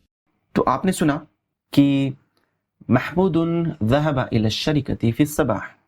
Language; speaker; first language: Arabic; non-native, fluent; Urdu